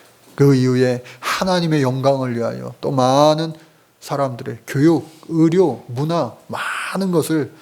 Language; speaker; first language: Korean; native; Korean